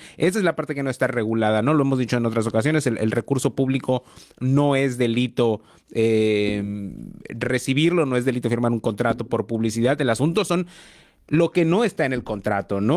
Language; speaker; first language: Spanish; native; Spanish